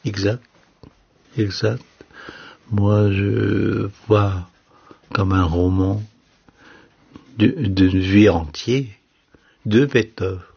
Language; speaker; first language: French; non-native, fluent; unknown